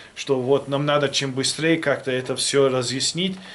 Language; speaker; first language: Russian; non-native, fluent; German